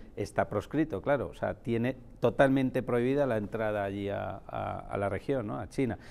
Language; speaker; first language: Spanish; native; Spanish